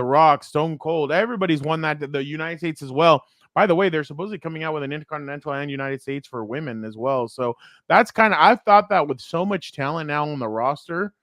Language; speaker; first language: English; native; English